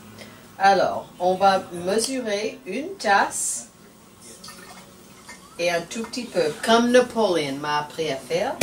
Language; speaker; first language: French; non-native, learner; English